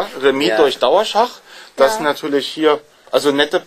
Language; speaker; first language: German; native; German